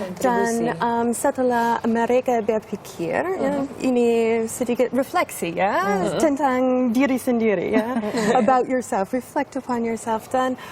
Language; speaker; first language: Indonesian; non-native, fluent; English